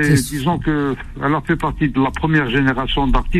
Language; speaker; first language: French; non-native, local second language; Arabic